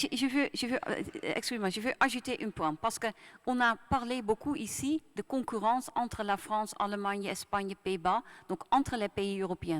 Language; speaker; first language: French; non-native, fluent; Dutch